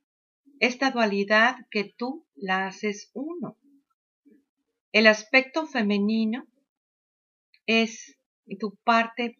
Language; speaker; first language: Spanish; native; Spanish